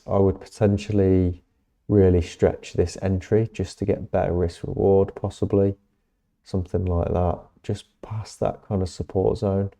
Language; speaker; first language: English; native; English